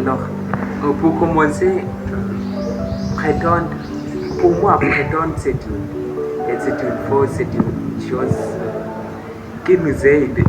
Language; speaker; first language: French; non-native, learner; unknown